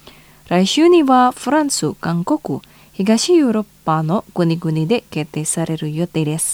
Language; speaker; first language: Japanese; non-native, fluent; Indonesian